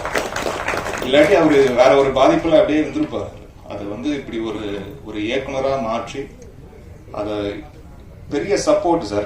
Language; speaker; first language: Tamil; native; Tamil